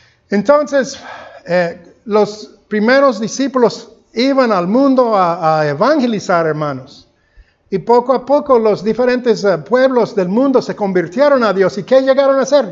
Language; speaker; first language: Spanish; non-native, fluent; English